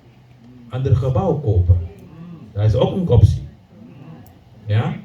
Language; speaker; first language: Dutch; non-native, learner; Indonesian